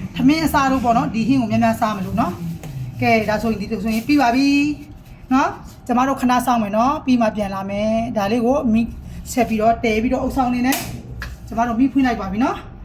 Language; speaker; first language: Burmese; native; Burmese